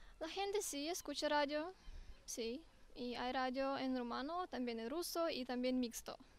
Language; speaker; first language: Spanish; non-native, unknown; Romanian